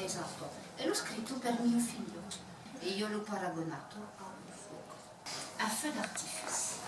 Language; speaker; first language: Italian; non-native, fluent; French